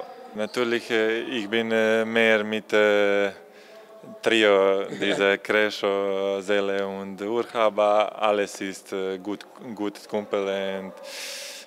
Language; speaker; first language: German; non-native, learner; Croatian